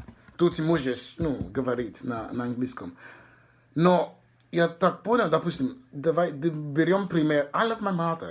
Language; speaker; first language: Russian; non-native, fluent; English